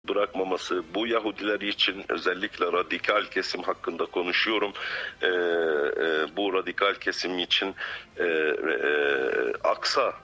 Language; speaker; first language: Turkish; non-native, fluent; Arabic